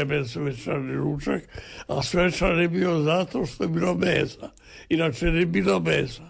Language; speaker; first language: Serbian; native; Serbian